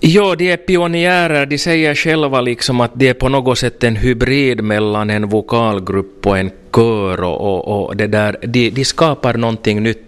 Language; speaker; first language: Swedish; native; Swedish